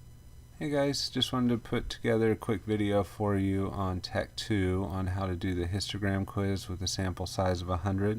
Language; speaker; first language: English; native; English